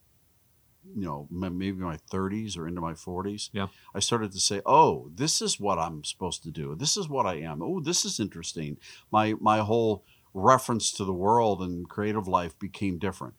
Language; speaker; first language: English; native; English